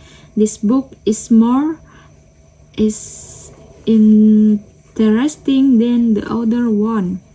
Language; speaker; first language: English; non-native, learner; Indonesian